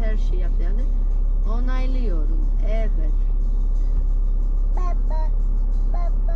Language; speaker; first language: Turkish; non-native, learner; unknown